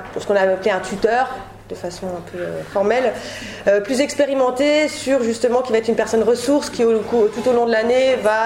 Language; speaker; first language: French; native; French